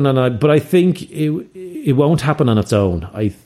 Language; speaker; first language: English; native; English